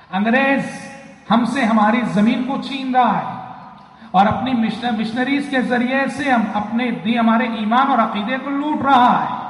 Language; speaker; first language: Urdu; native; Urdu